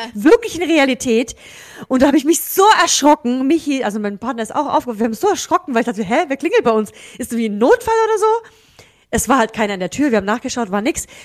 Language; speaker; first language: German; early bilingual, other home language; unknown